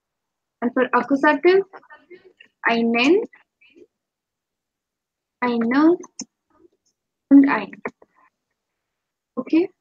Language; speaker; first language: German; non-native, fluent; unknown